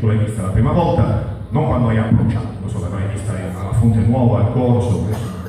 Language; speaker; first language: Italian; native; Italian